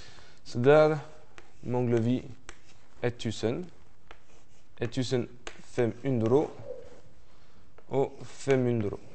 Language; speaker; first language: Norwegian; non-native, fluent; French